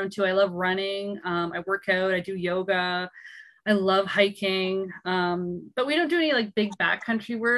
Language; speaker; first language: English; native; English